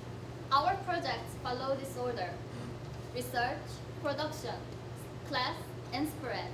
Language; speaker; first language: English; non-native, learner; Korean